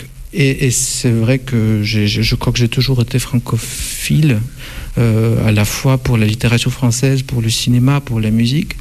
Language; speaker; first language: French; non-native, fluent; Russian